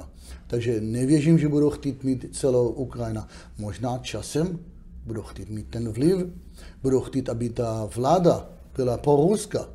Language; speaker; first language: Czech; non-native, fluent; Hebrew